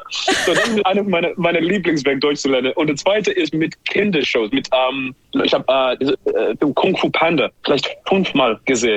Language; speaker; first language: German; non-native, learner; English